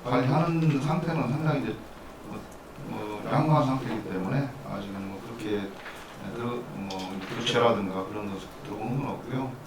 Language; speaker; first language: Korean; native; Korean